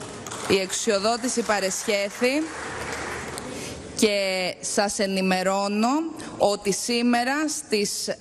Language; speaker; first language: Greek; native; Greek